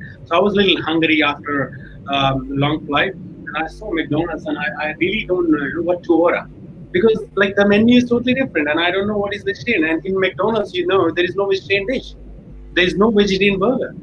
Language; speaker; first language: English; non-native, local second language; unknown